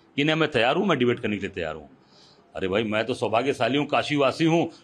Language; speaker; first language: Hindi; native; Hindi